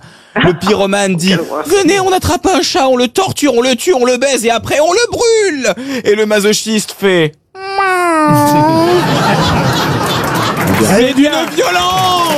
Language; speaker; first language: French; native; French